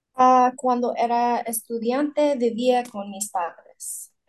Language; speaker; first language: Spanish; non-native, fluent; Russian